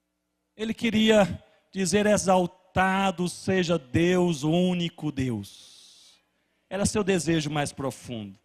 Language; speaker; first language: Portuguese; native; Portuguese